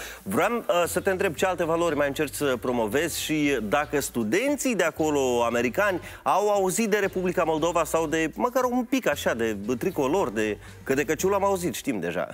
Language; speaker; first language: Romanian; native; Romanian